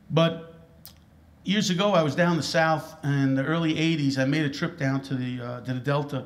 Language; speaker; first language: English; native; English